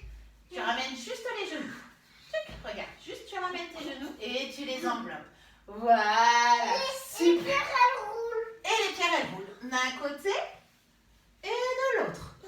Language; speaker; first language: French; native; French